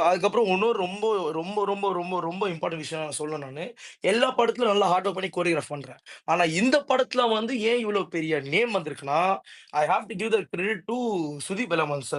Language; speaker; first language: Tamil; native; Tamil